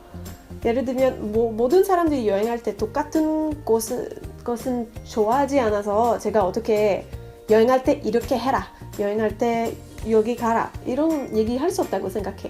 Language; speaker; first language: Korean; non-native, fluent; French